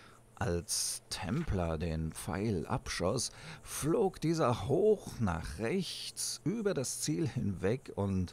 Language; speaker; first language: German; native; German